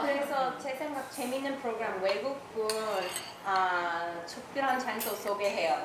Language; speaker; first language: Korean; non-native, learner; English